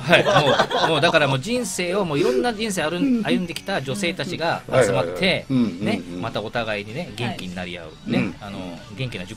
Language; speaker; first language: Japanese; native; Japanese